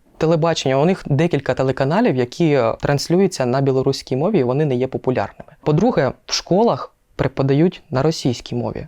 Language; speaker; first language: Ukrainian; non-native, local second language; Russian